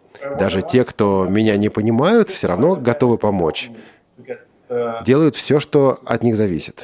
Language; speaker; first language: Russian; non-native, fluent; German